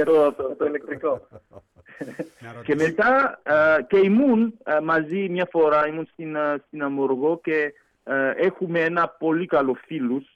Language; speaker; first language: Greek; early bilingual, heritage; French